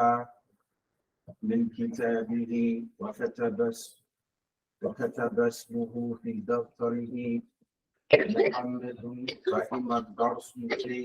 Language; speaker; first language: Arabic; non-native, learner; English